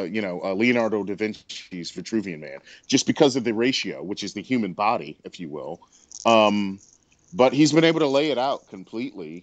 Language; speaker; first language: English; native; English